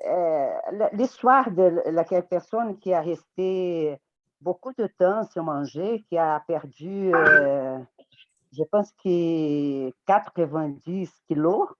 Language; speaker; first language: French; non-native, learner; Portuguese